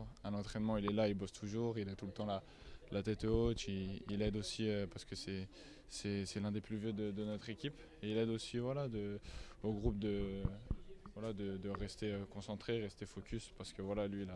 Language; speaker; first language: French; native; French